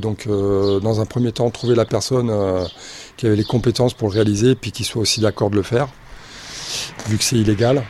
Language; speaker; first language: French; native; French